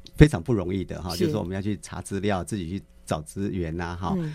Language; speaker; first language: Chinese; native; Chinese